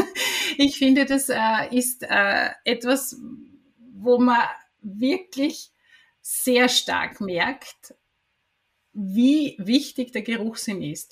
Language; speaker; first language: German; native; German